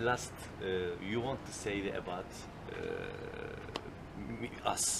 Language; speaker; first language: English; non-native, learner; Turkish